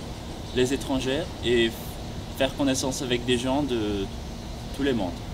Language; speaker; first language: French; non-native, fluent; Portuguese